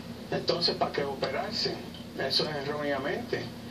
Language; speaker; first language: Spanish; early bilingual, heritage; Spanish